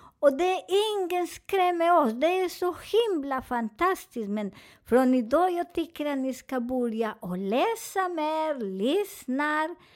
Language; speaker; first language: Swedish; non-native, learner; Spanish